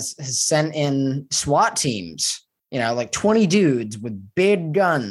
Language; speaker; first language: English; native; English